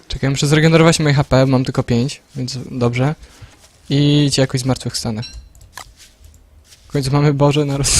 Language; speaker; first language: Polish; native; Polish